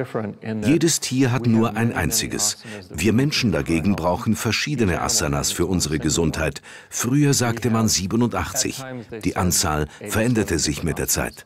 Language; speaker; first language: German; native; German